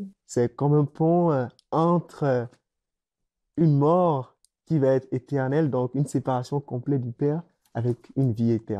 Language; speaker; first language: French; native; French